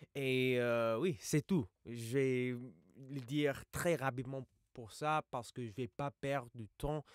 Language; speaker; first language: French; non-native, learner; English